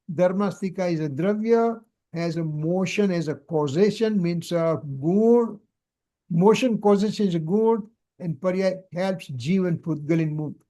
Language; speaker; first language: English; non-native, local second language; Gujarati